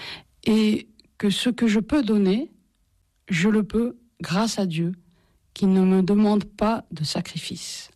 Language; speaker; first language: French; native; French